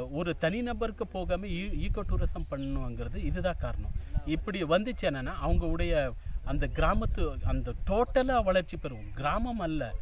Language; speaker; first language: Tamil; non-native, local second language; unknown